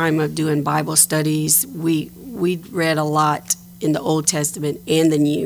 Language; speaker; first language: English; native; English